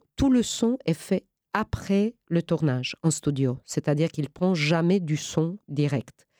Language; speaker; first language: French; non-native, fluent; Romanian